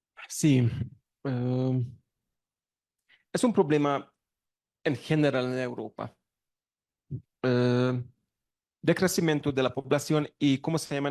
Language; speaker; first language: Spanish; non-native, learner; Hungarian